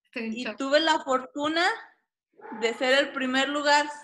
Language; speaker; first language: Spanish; native; Spanish